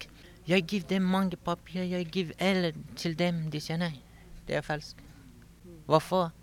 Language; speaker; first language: Danish; non-native, learner; Kurdish